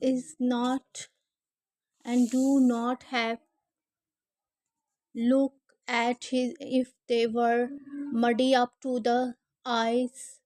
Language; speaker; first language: English; non-native, learner; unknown